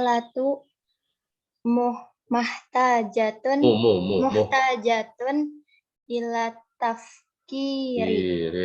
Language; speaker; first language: Arabic; non-native, learner; Indonesian